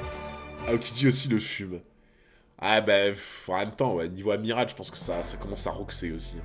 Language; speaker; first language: French; native; French